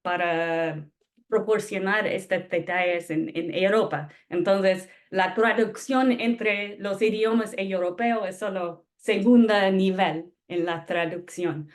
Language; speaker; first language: Spanish; non-native, fluent; English